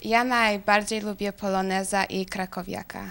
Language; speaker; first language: Polish; early bilingual, heritage; Polish